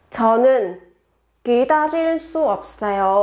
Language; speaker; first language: Korean; non-native, fluent; Vietnamese